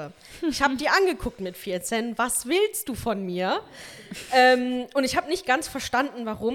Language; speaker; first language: German; native; German